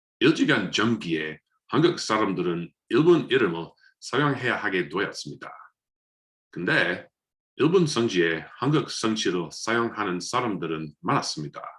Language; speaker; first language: Korean; non-native, learner; English